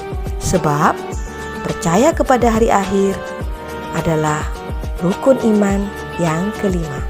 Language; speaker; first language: Indonesian; native; Indonesian